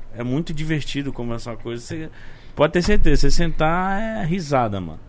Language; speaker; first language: Portuguese; native; Portuguese